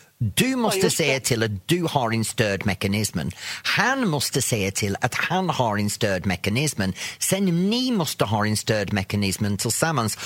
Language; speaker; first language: Swedish; non-native, fluent; English